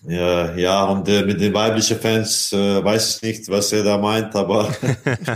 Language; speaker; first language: German; non-native, fluent; Latvian